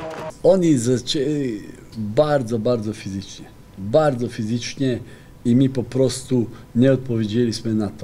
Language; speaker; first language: Polish; non-native, fluent; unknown